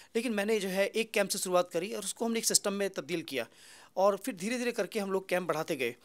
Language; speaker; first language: Hindi; native; Hindi